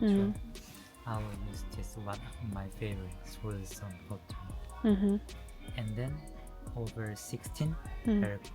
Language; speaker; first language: English; non-native, learner; Korean